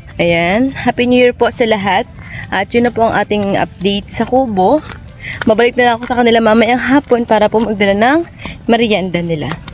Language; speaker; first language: Filipino; native; Filipino